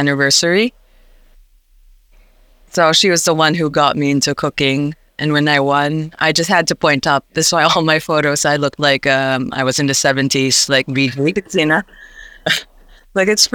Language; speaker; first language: English; non-native, local second language; Hiligaynon